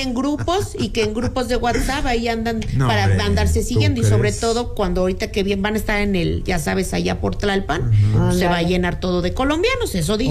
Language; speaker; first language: Spanish; native; Spanish